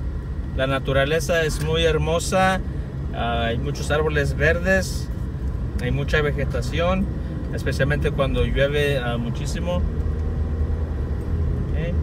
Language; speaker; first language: Spanish; early bilingual, heritage; Spanish